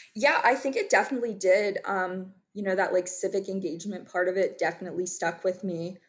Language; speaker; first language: English; native; English